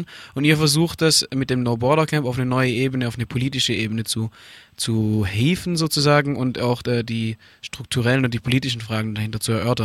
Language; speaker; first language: German; native; German